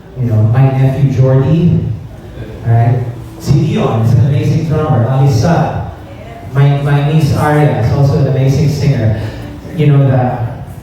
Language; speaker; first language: English; native; English